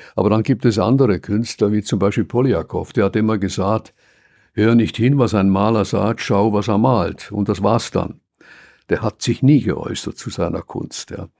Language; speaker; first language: German; native; German